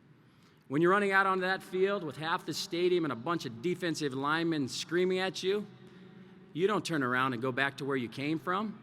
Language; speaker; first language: English; native; English